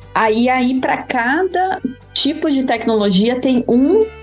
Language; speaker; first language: Portuguese; native; Portuguese